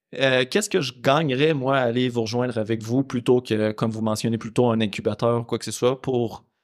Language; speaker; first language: French; native; French